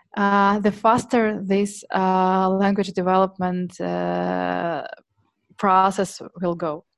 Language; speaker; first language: English; non-native, fluent; Russian